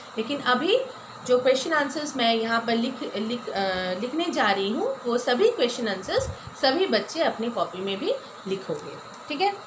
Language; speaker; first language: Hindi; non-native, local second language; Bangla